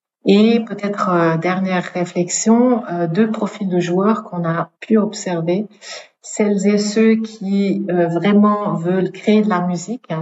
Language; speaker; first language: French; native; French